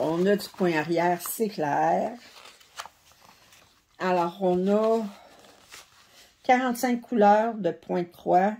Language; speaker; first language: French; native; French